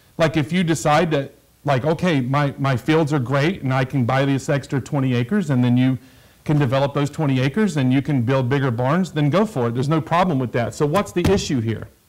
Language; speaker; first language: English; native; English